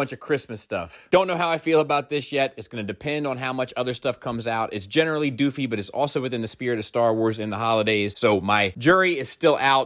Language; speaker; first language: English; native; English